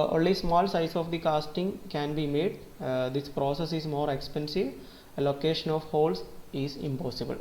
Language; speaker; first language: English; non-native, local second language; Malayalam